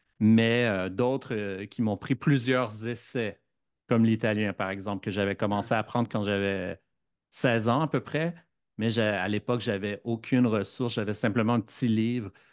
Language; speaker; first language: French; native; French